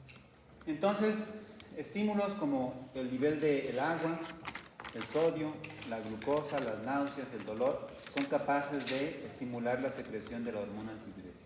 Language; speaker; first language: Spanish; native; Spanish